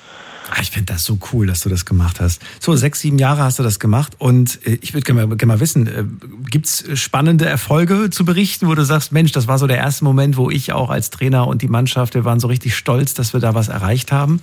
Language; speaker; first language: German; native; German